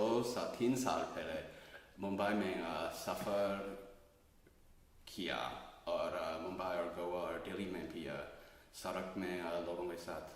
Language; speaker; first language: Hindi; non-native, fluent; English